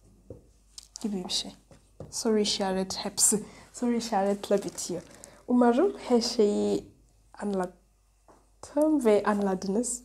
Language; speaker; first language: Turkish; non-native, learner; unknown